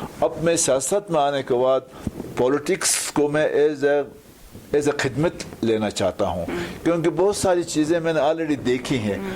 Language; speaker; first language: Urdu; non-native, local second language; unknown